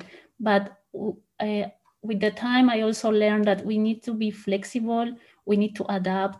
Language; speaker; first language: English; non-native, fluent; Spanish